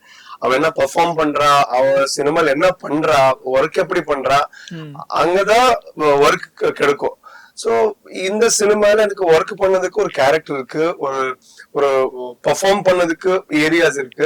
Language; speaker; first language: Tamil; non-native, learner; Tulu